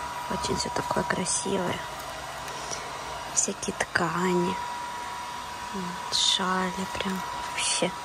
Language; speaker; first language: Russian; native; Russian